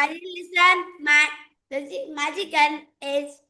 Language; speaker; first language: English; non-native, learner; Vietnamese